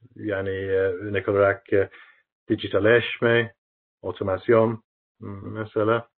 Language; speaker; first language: Turkish; non-native, learner; English